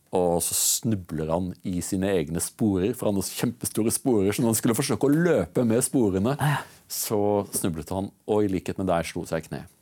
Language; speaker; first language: Norwegian; native; Norwegian